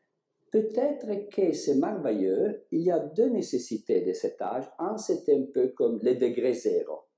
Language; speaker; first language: French; non-native, learner; Italian